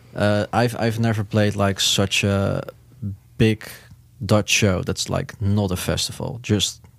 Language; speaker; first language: English; non-native, fluent; Dutch